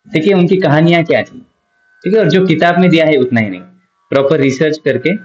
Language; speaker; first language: Hindi; non-native, local second language; Marathi